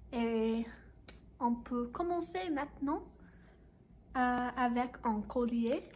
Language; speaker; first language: French; non-native, learner; English